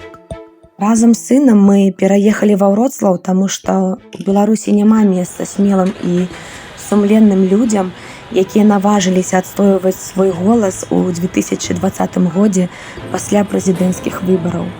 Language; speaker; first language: Belarusian; non-native, local second language; Russian